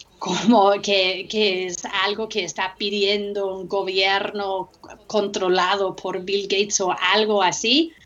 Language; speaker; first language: Spanish; non-native, fluent; English